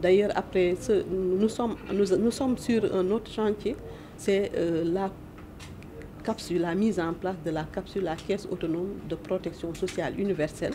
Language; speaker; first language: French; non-native, local second language; Wolof